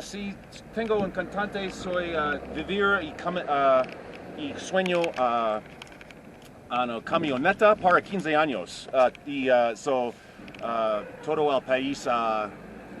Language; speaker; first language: Spanish; non-native, learner; English